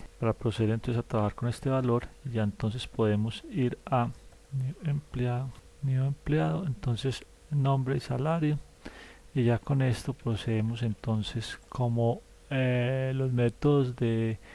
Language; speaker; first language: Spanish; native; Spanish